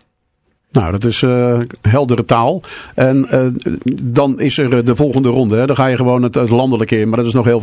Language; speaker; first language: Dutch; native; Dutch